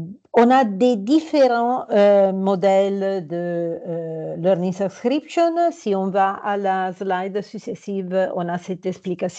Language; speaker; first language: French; non-native, fluent; Italian